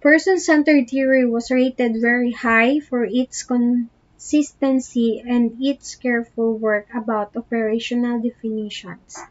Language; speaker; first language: English; non-native, local second language; Filipino